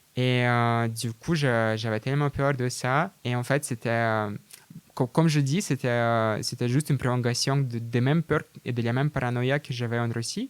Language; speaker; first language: French; non-native, fluent; Russian